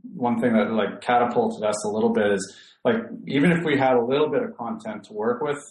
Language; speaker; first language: English; native; English